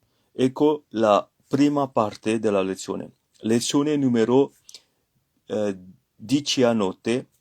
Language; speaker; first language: Italian; non-native, fluent; French